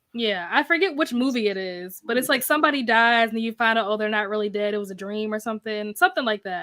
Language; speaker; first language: English; native; English